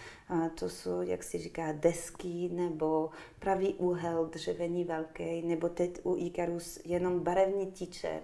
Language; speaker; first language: Czech; non-native, fluent; French